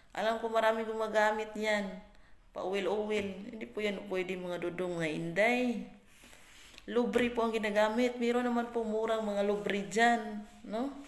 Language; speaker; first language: Filipino; non-native, local second language; Cebuano